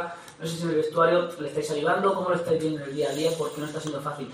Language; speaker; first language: Spanish; native; Spanish